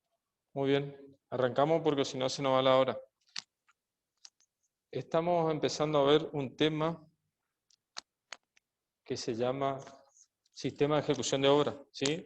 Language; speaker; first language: Spanish; native; Spanish